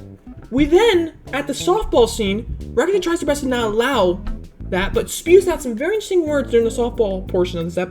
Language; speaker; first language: English; native; English